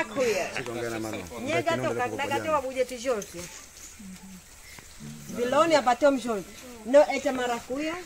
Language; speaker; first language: Russian; non-native, learner; Swahili